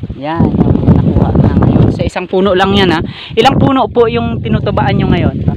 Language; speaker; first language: Filipino; native; Filipino